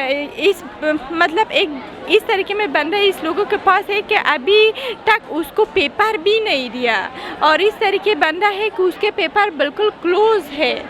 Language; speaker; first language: Hindi; non-native, learner; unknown